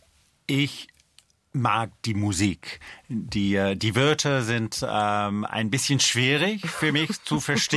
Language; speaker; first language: German; non-native, fluent; English